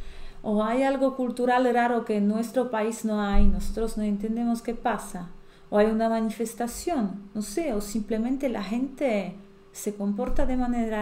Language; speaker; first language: Spanish; non-native, fluent; Polish